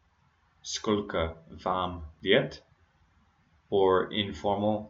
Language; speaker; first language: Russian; non-native, learner; English